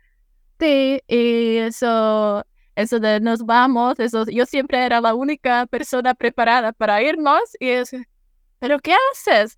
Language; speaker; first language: Spanish; non-native, fluent; Czech